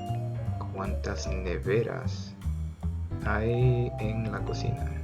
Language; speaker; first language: Spanish; early bilingual, heritage; Spanish